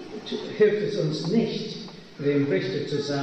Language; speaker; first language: German; non-native, fluent; Polish